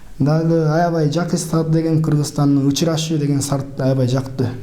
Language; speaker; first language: Kyrgyz; non-native, learner; Japanese